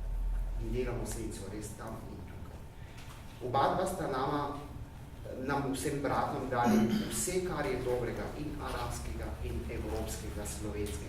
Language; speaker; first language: Slovenian; early bilingual, heritage; Arabic